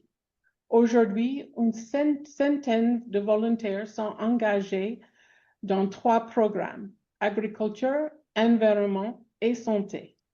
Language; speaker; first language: French; non-native, fluent; English